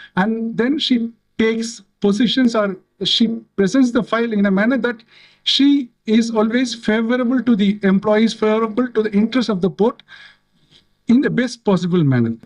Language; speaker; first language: English; non-native, local second language; Tamil